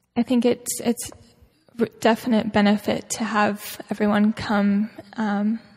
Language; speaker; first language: English; native; English